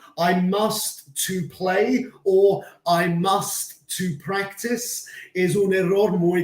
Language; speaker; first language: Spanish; non-native, fluent; English